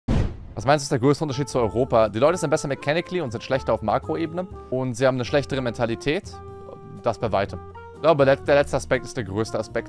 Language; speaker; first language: German; native; German